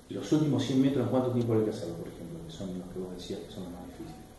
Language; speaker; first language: Spanish; native; Spanish